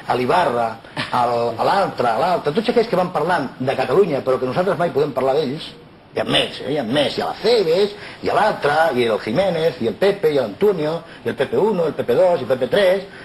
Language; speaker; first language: Catalan; non-native, local second language; Spanish